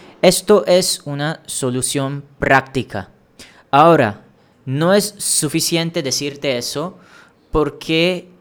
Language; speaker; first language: Spanish; non-native, fluent; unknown